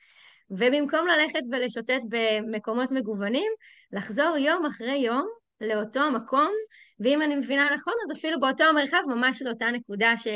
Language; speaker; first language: Hebrew; native; Hebrew